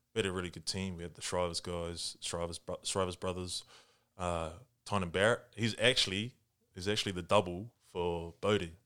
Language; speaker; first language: English; early bilingual, other home language; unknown